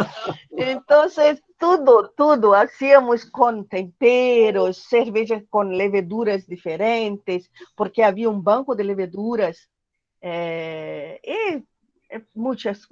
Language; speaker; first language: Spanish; non-native, learner; Portuguese